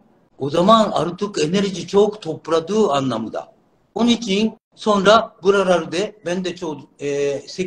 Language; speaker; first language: Turkish; non-native, learner; Japanese